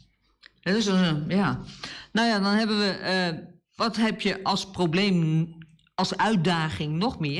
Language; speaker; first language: Dutch; native; Dutch